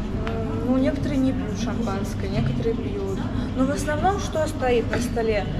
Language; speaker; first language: Russian; native; Russian